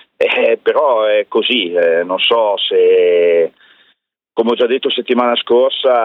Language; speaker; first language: Italian; native; Italian